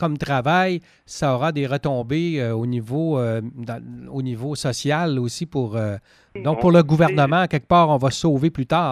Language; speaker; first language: French; native; French